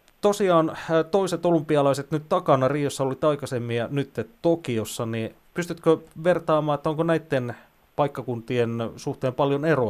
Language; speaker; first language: Finnish; native; Finnish